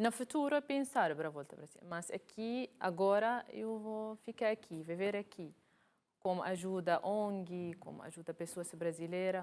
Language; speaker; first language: Portuguese; non-native, learner; Arabic